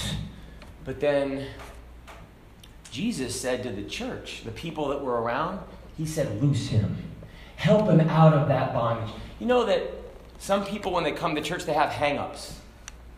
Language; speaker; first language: English; native; English